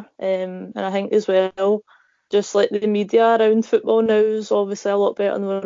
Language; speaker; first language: English; native; English